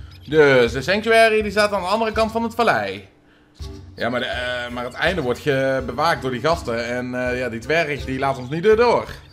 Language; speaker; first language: Dutch; native; Dutch